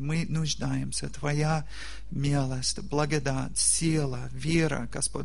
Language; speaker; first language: Russian; non-native, learner; English